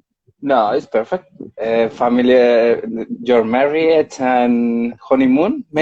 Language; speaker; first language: English; non-native, learner; Spanish